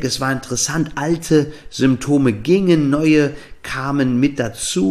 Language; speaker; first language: German; native; German